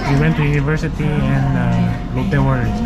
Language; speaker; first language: English; non-native, fluent; Korean